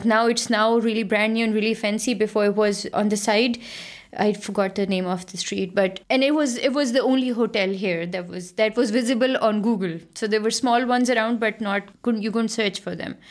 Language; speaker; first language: English; non-native, local second language; Punjabi